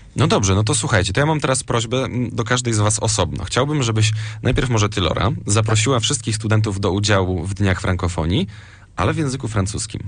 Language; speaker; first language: Polish; native; Polish